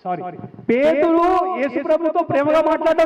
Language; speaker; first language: Telugu; native; Telugu